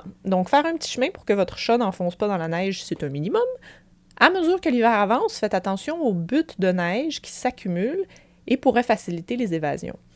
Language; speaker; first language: French; native; French